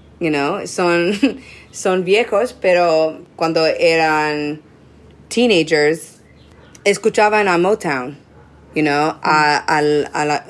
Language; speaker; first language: Spanish; non-native, learner; English